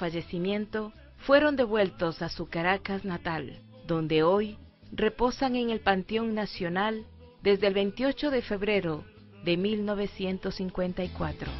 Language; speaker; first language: Spanish; native; Spanish